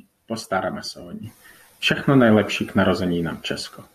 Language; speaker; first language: Czech; non-native, fluent; Ukrainian